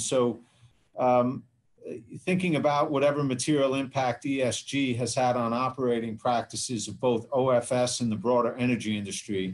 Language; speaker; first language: English; native; English